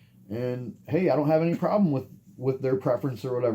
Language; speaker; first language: English; native; English